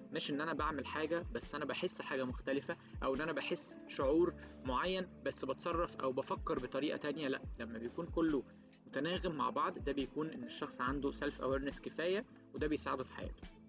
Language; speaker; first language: Arabic; native; Arabic